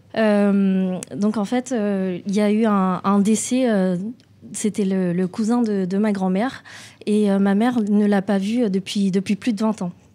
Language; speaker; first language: French; native; French